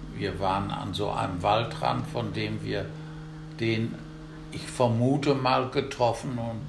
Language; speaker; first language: German; native; German